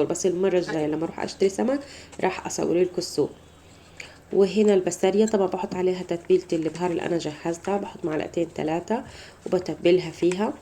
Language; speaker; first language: Arabic; native; Arabic